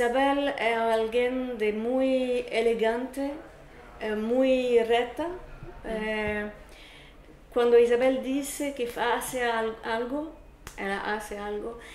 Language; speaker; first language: Spanish; non-native, learner; Portuguese